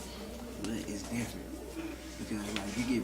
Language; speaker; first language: English; native; English